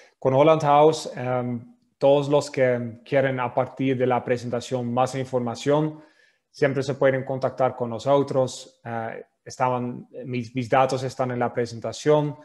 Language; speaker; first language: Spanish; non-native, fluent; Dutch